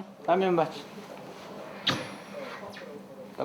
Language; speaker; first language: Italian; non-native, learner; Korean